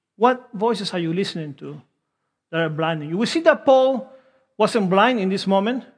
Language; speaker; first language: English; non-native, fluent; Spanish